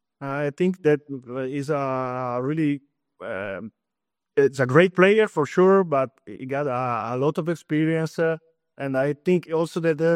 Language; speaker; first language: English; non-native, fluent; Italian